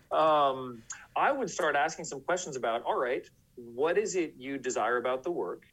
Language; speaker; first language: English; native; English